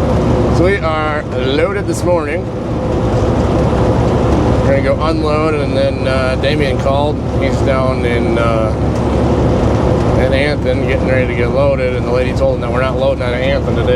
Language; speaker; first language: English; native; English